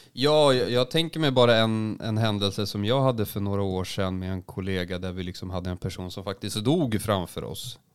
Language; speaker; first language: Swedish; native; Swedish